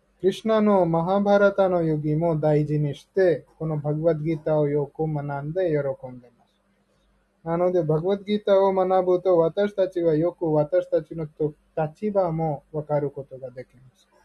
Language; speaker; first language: Japanese; non-native, learner; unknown